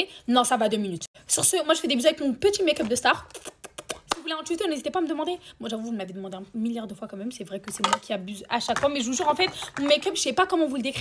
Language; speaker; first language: French; native; French